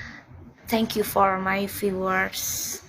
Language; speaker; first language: English; non-native, learner; Indonesian